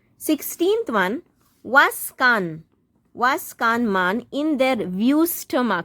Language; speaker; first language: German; non-native, learner; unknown